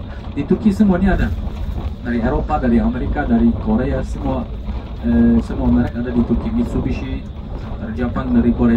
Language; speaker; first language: Indonesian; non-native, fluent; Turkish